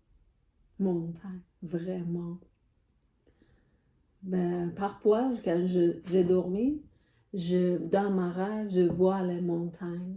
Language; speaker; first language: French; non-native, learner; Persian